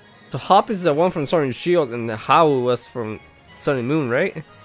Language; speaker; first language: English; early bilingual, other home language; Spanish